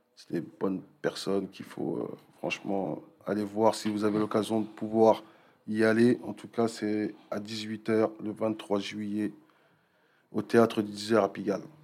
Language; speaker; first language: French; native; French